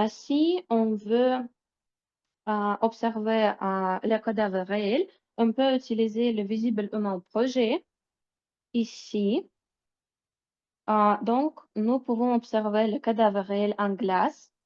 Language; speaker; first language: French; non-native, fluent; Russian